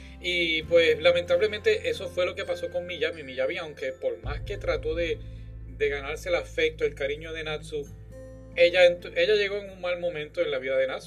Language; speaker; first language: Spanish; native; Spanish